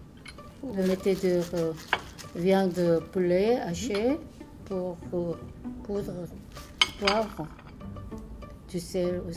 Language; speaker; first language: French; non-native, learner; Korean